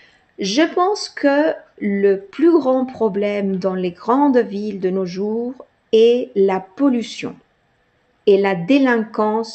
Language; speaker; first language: French; non-native, fluent; Spanish